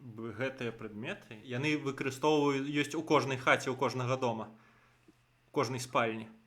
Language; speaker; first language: Belarusian; non-native, local second language; Russian